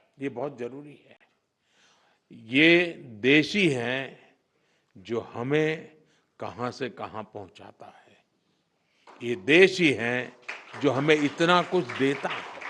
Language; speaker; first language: Hindi; non-native, local second language; Gujarati